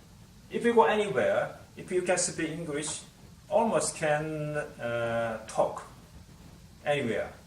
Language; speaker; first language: English; non-native, learner; Korean